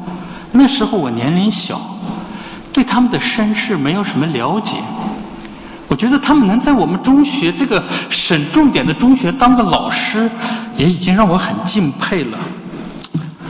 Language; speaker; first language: Chinese; native; Chinese